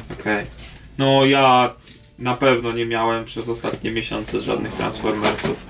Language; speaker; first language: Polish; native; Polish